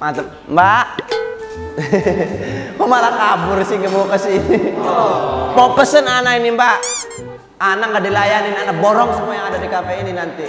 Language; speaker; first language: Indonesian; native; Indonesian